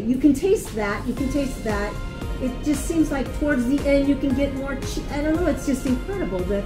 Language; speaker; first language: English; native; English